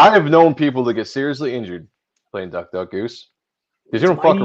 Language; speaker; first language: English; native; English